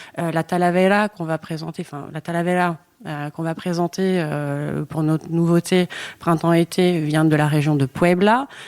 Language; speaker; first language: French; native; French